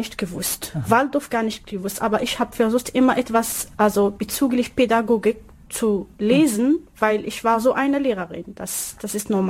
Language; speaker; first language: German; non-native, learner; Arabic